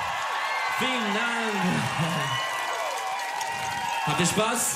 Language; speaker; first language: German; non-native, learner; Turkish